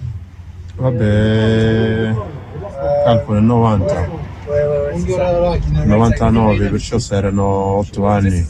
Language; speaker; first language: Italian; early bilingual, other home language; Arabic